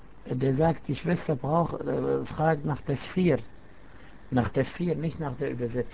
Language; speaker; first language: German; non-native, fluent; Arabic